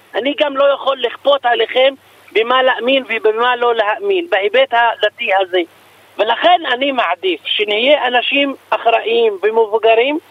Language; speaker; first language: Hebrew; non-native, local second language; Arabic